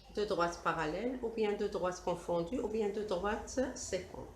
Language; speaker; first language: French; non-native, local second language; Arabic